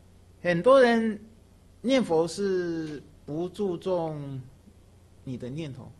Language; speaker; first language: Chinese; native; Chinese